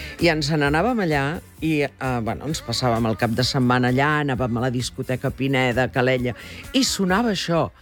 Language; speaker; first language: Catalan; native; Catalan